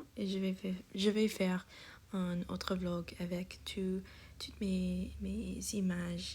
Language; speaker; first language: French; non-native, learner; English